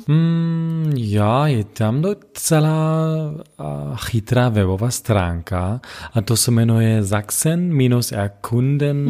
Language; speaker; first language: Czech; non-native, learner; German